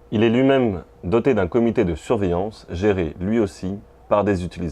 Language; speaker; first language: French; native; French